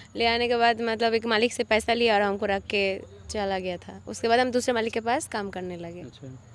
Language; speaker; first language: Hindi; non-native, local second language; Bangla